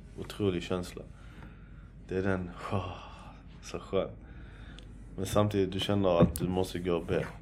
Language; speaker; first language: Swedish; early bilingual, other home language; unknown